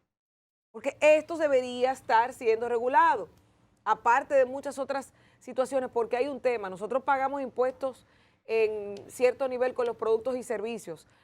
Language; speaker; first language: Spanish; native; Spanish